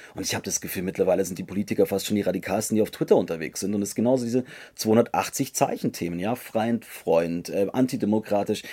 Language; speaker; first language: German; native; German